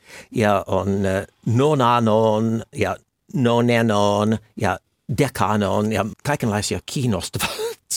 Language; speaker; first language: Finnish; non-native, fluent; English